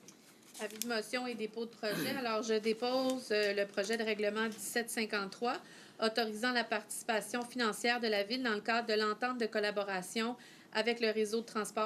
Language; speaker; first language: French; native; French